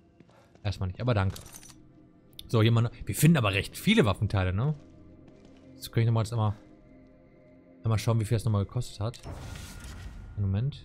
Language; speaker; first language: German; native; German